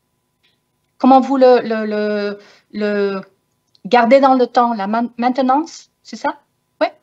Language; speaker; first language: French; non-native, fluent; Spanish